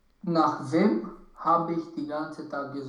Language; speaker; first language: German; non-native, learner; Romanian